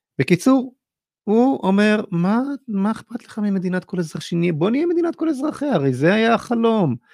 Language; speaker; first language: Hebrew; native; Hebrew